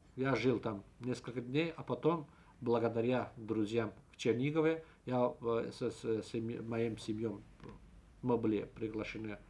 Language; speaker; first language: Russian; non-native, local second language; Azerbaijani